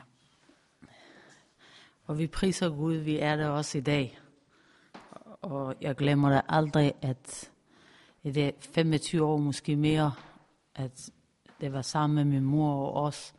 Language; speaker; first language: Danish; non-native, fluent; Persian